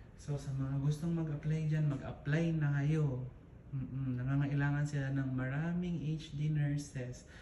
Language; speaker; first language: Filipino; non-native, local second language; Cebuano